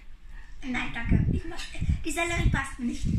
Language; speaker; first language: German; early bilingual, other home language; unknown